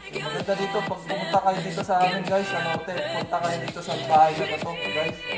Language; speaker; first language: Filipino; non-native, local second language; Iloko